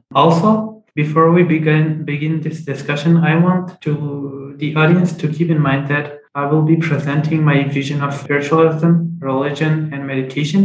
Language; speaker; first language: English; non-native, fluent; Punjabi